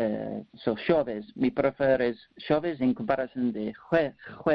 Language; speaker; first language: Spanish; non-native, learner; English